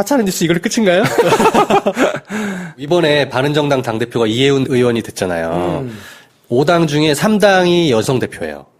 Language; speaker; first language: Korean; native; Korean